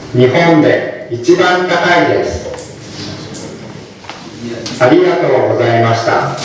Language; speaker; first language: Japanese; non-native, learner; Indonesian